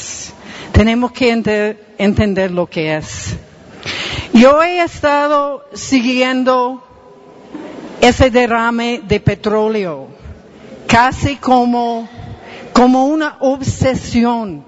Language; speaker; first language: Spanish; non-native, fluent; English